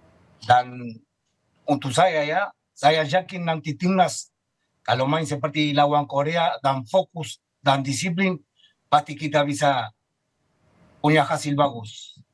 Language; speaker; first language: Indonesian; non-native, fluent; Spanish